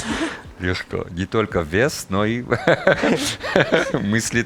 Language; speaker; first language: Russian; non-native, fluent; Armenian